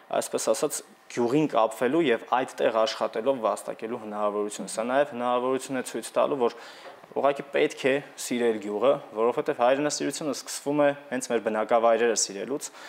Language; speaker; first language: Armenian; native; Armenian